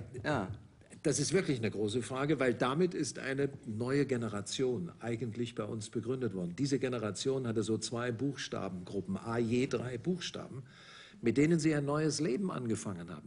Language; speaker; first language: German; native; German